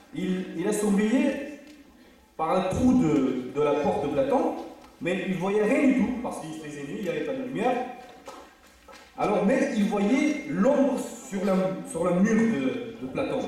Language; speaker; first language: French; non-native, fluent; Uzbek